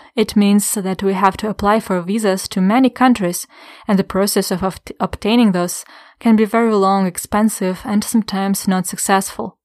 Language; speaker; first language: English; non-native, fluent; Ukrainian